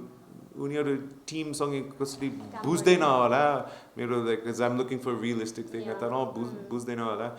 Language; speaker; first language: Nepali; non-native, learner; English